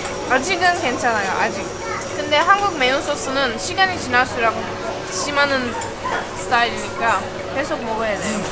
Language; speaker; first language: Korean; non-native, fluent; Turkish